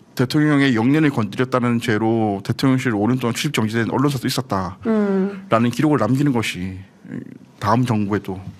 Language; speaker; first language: Korean; native; Korean